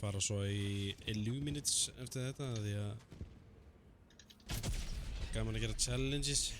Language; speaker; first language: Icelandic; native; Icelandic